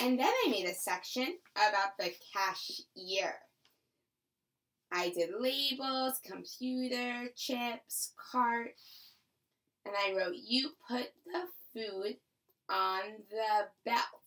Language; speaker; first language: English; native; English